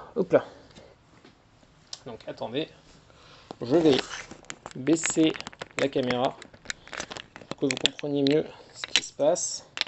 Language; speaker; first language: French; native; French